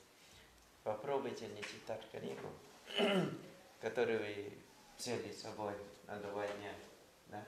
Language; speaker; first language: Russian; non-native, fluent; Thai